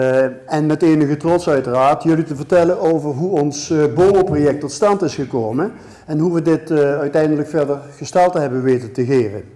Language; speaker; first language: Dutch; native; Dutch